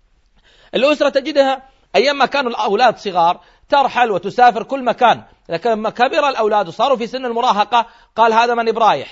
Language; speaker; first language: Arabic; native; Arabic